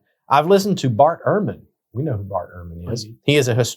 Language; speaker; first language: English; native; English